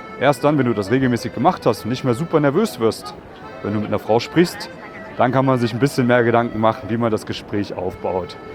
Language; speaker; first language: German; native; German